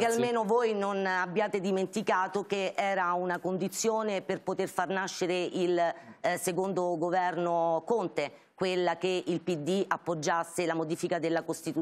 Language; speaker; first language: Italian; native; Italian